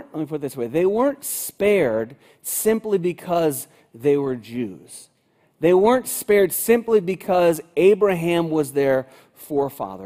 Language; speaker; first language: English; native; English